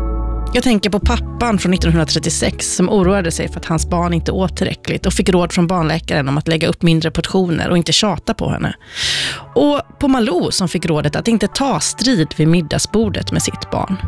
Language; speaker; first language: Swedish; native; Swedish